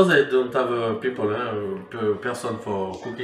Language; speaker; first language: English; non-native, learner; French